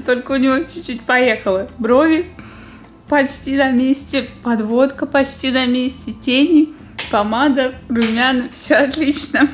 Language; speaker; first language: Russian; native; Russian